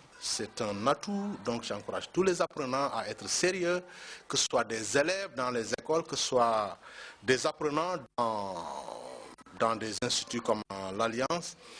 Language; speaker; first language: French; non-native, local second language; Wolof